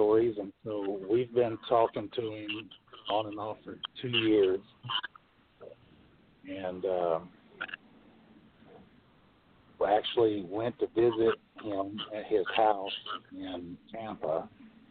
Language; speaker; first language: English; native; English